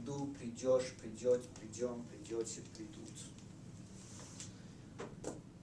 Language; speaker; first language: Russian; non-native, fluent; English